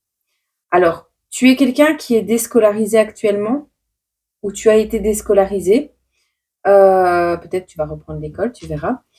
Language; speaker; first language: French; native; French